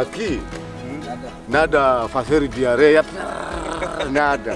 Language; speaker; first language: Portuguese; non-native, learner; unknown